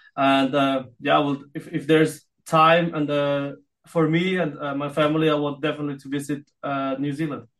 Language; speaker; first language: English; non-native, fluent; Filipino